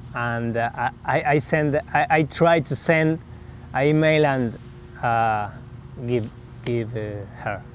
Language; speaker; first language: English; non-native, learner; Spanish